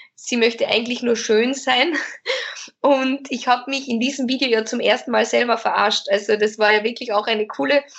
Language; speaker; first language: German; native; German